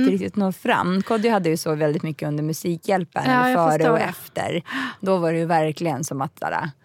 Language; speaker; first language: Swedish; native; Swedish